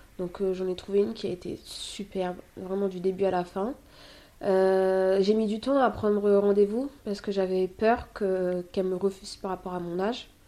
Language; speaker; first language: French; early bilingual, other home language; Haitian Creole